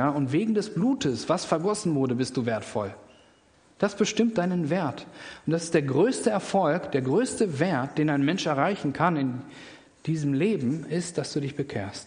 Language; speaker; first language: German; native; German